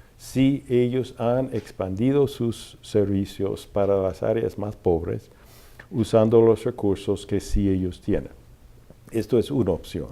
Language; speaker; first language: Spanish; non-native, fluent; English